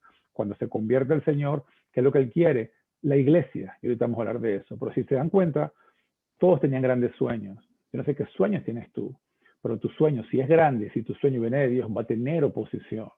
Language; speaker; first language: Spanish; native; Spanish